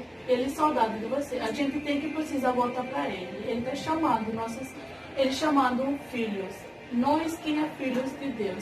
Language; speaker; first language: Portuguese; non-native, learner; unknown